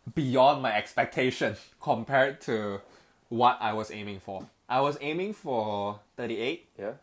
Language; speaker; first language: English; non-native, local second language; Cantonese